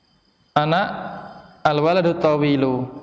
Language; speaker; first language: Arabic; non-native, fluent; Indonesian